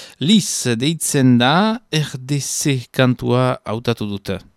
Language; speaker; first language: Basque; native; Basque